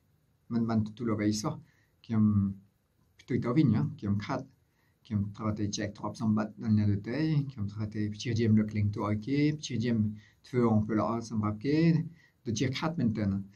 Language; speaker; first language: Khmer; non-native, fluent; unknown